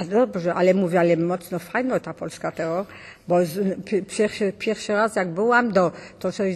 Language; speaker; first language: Polish; early bilingual, heritage; Polish